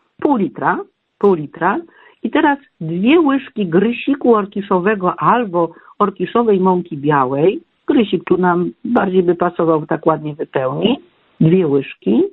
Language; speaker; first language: Polish; native; Polish